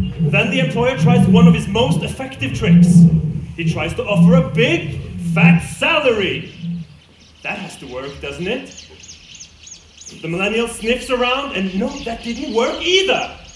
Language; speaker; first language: English; non-native, fluent; Norwegian